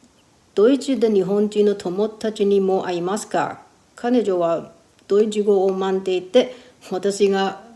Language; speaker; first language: Japanese; non-native, learner; Thai